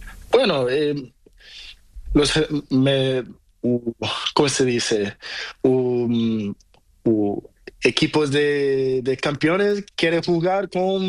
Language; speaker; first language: Spanish; non-native, learner; Portuguese